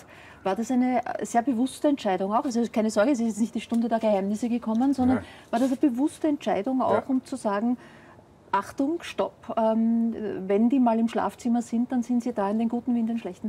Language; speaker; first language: German; native; German